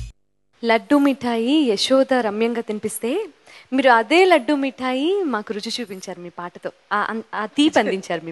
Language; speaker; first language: Telugu; native; Telugu